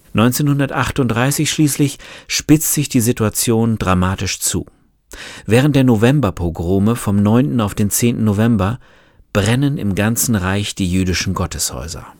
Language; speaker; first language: German; native; German